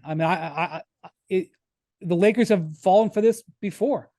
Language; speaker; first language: English; native; English